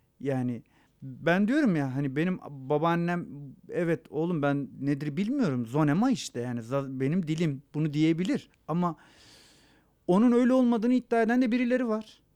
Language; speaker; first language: Turkish; non-native, local second language; Zaza